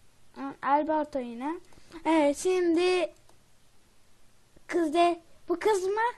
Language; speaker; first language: Turkish; native; Turkish